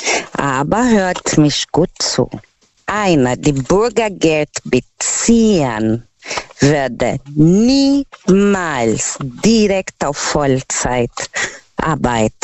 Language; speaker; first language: German; non-native, learner; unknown